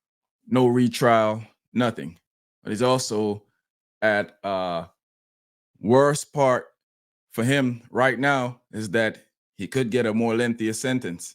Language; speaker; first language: English; native; English